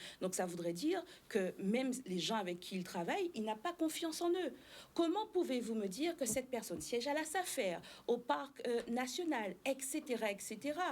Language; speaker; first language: French; native; French